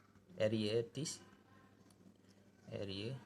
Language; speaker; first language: English; non-native, local second language; Malay